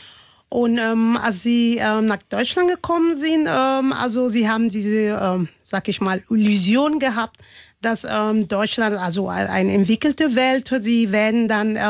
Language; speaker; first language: German; non-native, fluent; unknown